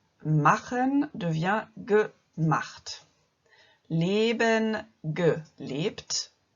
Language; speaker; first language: German; non-native, fluent; French